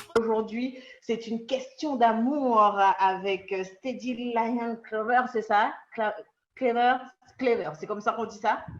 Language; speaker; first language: French; native; French